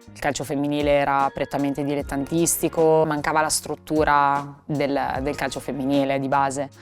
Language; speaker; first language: Italian; native; Italian